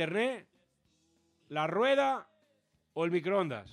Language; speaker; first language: Spanish; native; Spanish